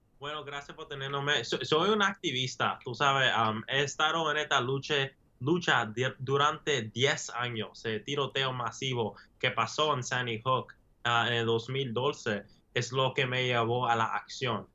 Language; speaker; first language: Spanish; early bilingual, heritage; English